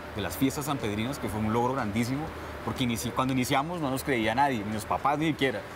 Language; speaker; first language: Spanish; native; Spanish